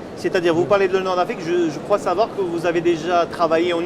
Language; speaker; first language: French; non-native, local second language; Arabic